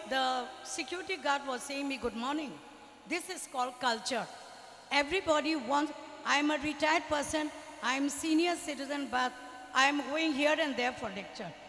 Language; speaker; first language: English; non-native, fluent; Burmese